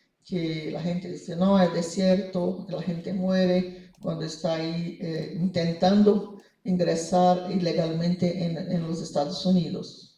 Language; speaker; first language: Spanish; non-native, fluent; Portuguese